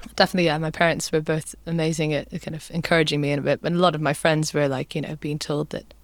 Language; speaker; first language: English; native; English